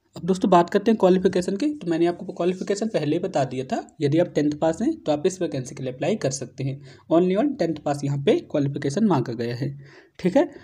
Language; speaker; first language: Hindi; native; Hindi